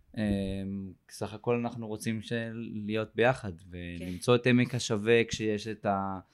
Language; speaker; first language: Hebrew; native; Hebrew